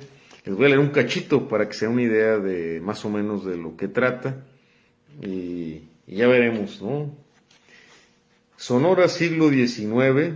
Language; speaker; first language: Spanish; native; Spanish